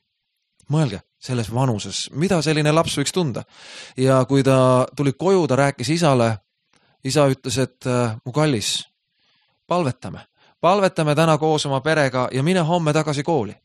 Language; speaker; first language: Estonian; native; Estonian